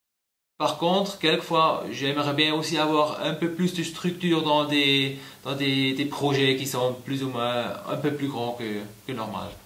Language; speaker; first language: French; non-native, local second language; German